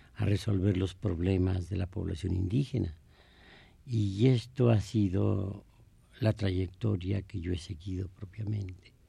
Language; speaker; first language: Spanish; native; Spanish